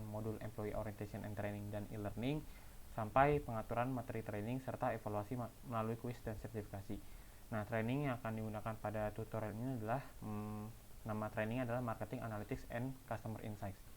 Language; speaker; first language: Indonesian; native; Indonesian